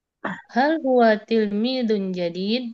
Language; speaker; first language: Arabic; non-native, learner; Indonesian